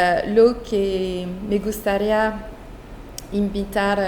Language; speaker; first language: Spanish; non-native, fluent; French